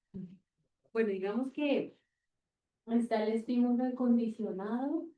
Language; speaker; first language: Spanish; native; Spanish